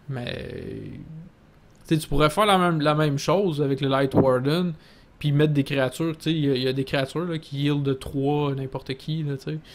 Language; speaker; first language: French; native; French